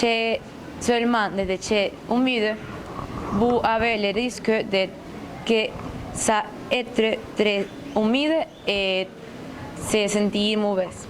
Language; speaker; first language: French; non-native, learner; Spanish